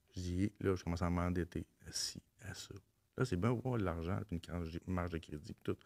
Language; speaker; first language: French; native; French